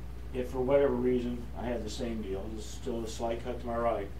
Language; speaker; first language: English; native; English